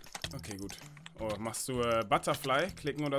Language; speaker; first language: German; native; German